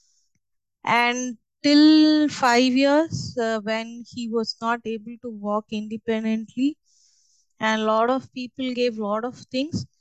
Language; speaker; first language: English; non-native, local second language; Tamil